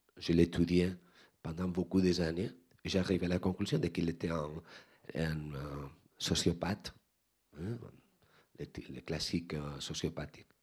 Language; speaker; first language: French; non-native, learner; Spanish